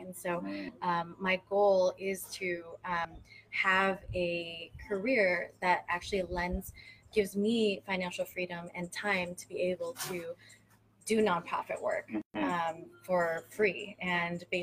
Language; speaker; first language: English; native; English